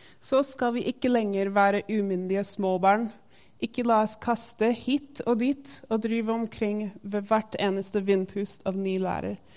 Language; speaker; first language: Norwegian; non-native, fluent; English